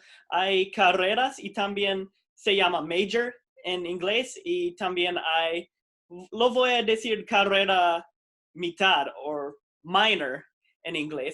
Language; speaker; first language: Spanish; non-native, fluent; English